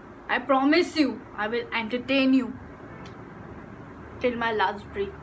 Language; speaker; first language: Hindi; non-native, local second language; Gujarati